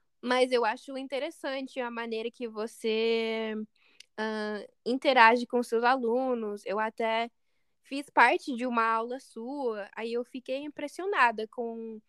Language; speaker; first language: Portuguese; non-native, fluent; English